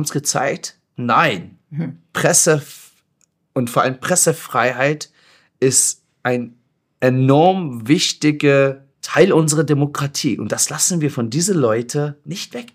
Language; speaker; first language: German; non-native, fluent; Persian